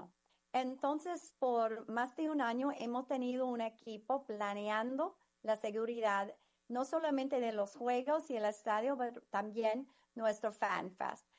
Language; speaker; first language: Spanish; non-native, fluent; English